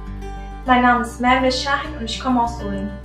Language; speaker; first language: German; early bilingual, other home language; Turkish